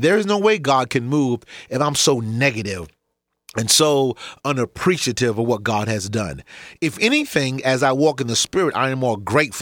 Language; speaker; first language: English; native; English